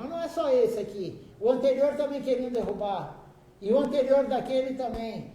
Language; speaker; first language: Portuguese; native; Portuguese